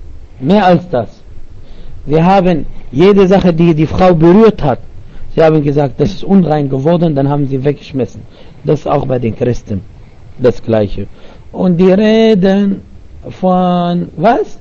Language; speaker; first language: German; non-native, learner; Arabic